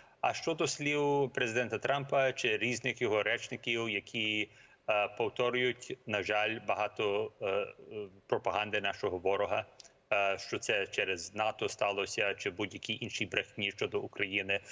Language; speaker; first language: Ukrainian; early bilingual, heritage; Ukrainian